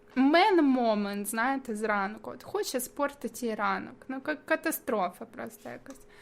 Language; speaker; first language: Ukrainian; native; Ukrainian